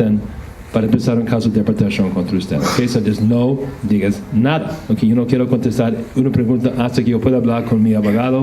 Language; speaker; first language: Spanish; non-native, fluent; English